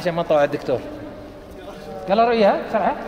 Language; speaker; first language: Arabic; native; Arabic